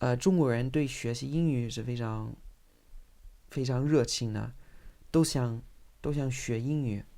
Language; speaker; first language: Chinese; non-native, fluent; English